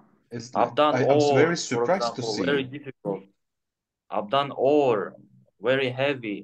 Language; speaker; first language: English; non-native, fluent; Kyrgyz